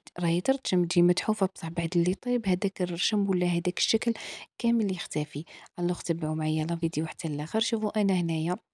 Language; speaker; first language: Arabic; native; Arabic